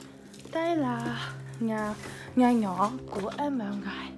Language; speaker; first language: Vietnamese; non-native, learner; English